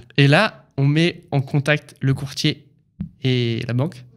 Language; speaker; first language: French; native; French